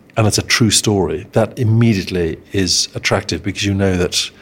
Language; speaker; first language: English; native; English